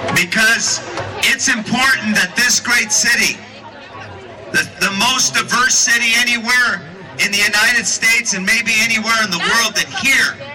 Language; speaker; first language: English; early bilingual, other home language; Spanish